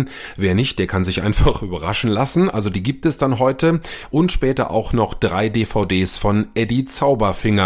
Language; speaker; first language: German; native; German